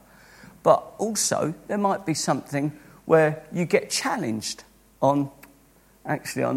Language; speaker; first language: English; native; English